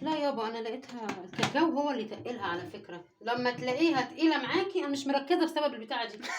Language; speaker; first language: Arabic; native; Arabic